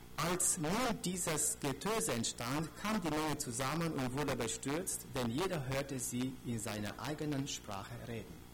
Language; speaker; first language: German; non-native, fluent; Romanian